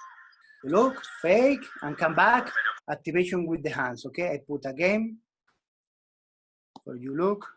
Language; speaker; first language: English; non-native, learner; Spanish